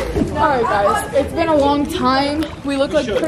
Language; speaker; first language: English; native; English